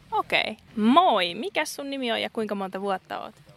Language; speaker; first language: Finnish; native; Finnish